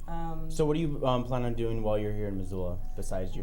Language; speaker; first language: English; native; English